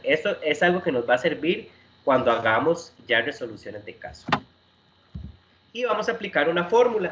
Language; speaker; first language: Spanish; native; Spanish